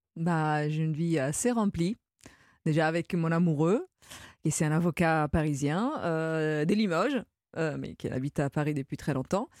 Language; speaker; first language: French; non-native, fluent; Italian